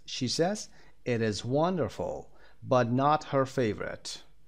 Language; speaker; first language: English; non-native, fluent; Persian